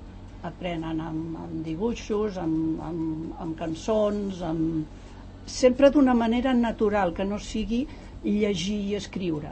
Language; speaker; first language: Catalan; native; Catalan